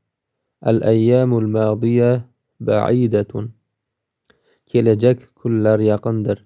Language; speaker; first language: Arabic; non-native, fluent; Uzbek